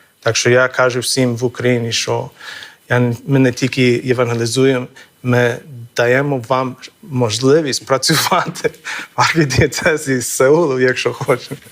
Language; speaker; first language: Ukrainian; non-native, fluent; English